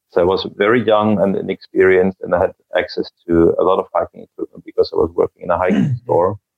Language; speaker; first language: English; non-native, fluent; German